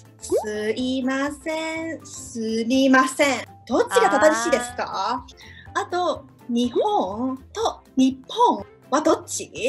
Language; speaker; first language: Japanese; non-native, fluent; Cantonese